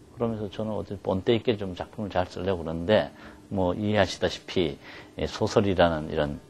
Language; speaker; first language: Korean; native; Korean